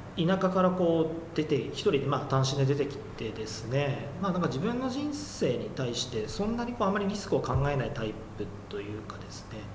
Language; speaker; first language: Japanese; native; Japanese